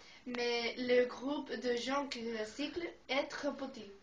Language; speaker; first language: French; non-native, learner; Spanish